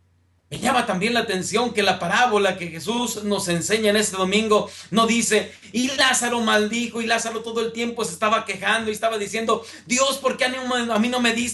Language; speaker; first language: Spanish; native; Spanish